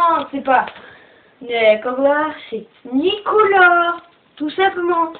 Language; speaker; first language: French; native; French